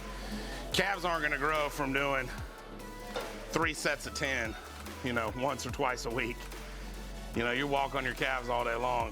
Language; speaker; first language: English; native; English